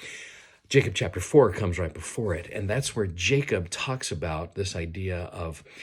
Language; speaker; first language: English; native; English